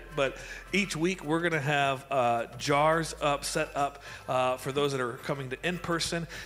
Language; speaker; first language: English; native; English